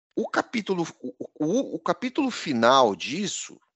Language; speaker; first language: Portuguese; native; Portuguese